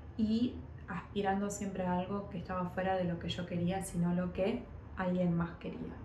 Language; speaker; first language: Spanish; early bilingual, heritage; Spanish